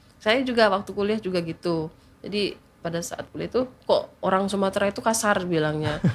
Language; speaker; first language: Indonesian; native; Indonesian